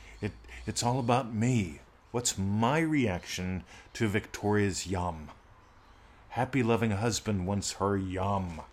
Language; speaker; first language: English; native; English